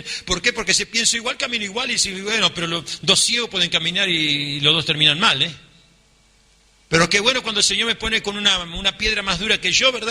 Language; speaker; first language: Spanish; native; Spanish